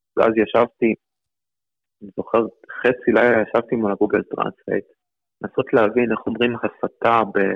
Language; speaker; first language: Hebrew; early bilingual, other home language; Russian